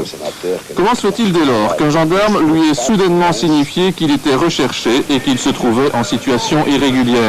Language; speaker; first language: French; native; French